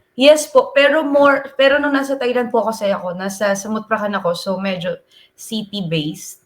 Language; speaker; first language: Filipino; native; Filipino